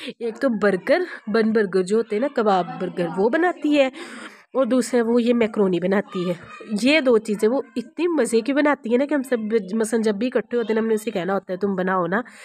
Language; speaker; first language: Urdu; non-native, local second language; Punjabi